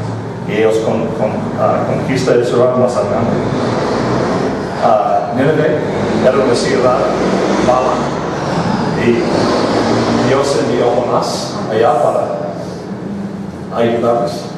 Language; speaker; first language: Spanish; non-native, fluent; English